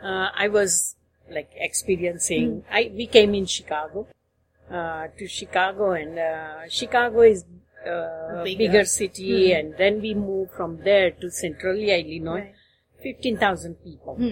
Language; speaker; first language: English; non-native, local second language; Gujarati